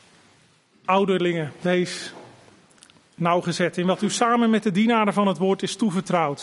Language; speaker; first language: Dutch; native; Dutch